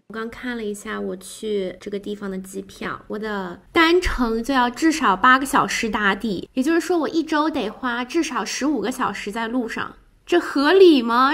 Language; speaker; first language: Chinese; native; Chinese